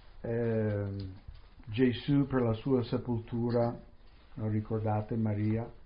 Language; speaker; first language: Italian; non-native, fluent; English